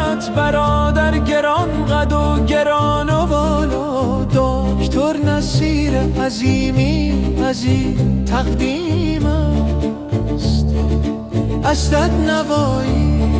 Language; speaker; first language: Persian; native; Persian